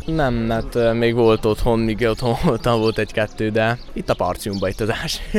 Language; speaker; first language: Hungarian; native; Hungarian